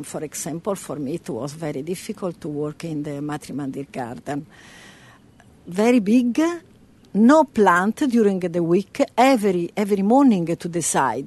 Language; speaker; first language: English; non-native, learner; Italian